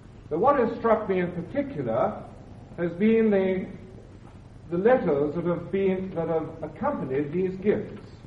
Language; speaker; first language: English; native; English